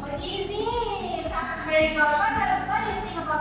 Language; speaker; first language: English; non-native, fluent; Indonesian